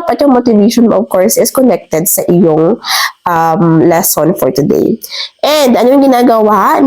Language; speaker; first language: Filipino; native; Filipino